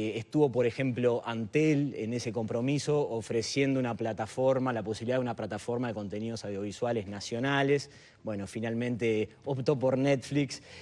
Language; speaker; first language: Spanish; native; Spanish